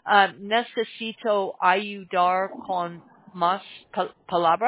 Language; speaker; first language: Spanish; non-native, learner; English